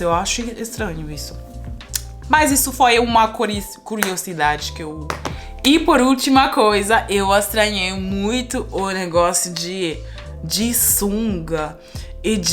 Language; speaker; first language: Portuguese; non-native, fluent; Spanish